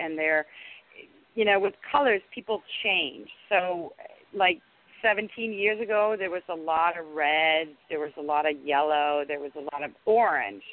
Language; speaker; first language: English; non-native, fluent; Danish